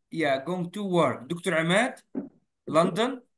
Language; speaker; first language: English; non-native, fluent; Arabic